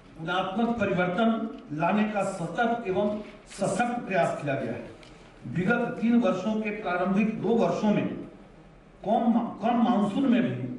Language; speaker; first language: Hindi; native; Hindi